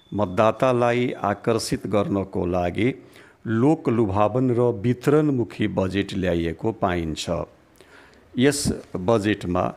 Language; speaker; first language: Nepali; non-native, local second language; Bhojpuri